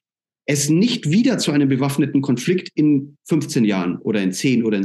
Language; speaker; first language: German; native; German